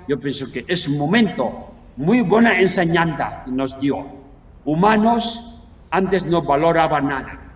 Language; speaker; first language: Spanish; non-native, learner; Tibetan